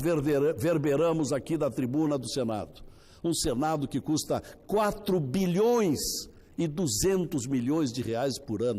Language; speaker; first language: Portuguese; native; Portuguese